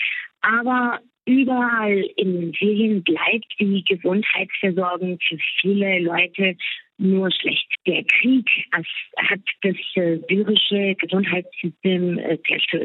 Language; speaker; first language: German; non-native, fluent; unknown